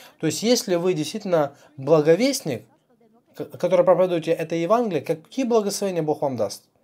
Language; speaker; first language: Russian; non-native, fluent; Korean